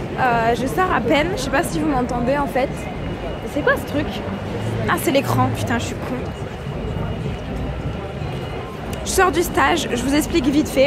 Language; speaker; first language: French; native; French